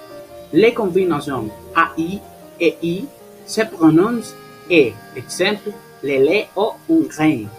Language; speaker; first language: French; non-native, learner; Spanish